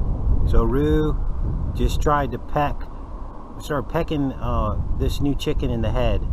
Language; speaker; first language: English; native; English